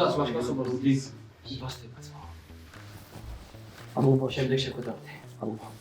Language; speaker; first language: Georgian; native; Georgian